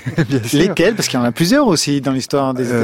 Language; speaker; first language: French; native; French